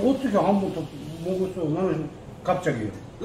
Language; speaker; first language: Korean; non-native, learner; Turkish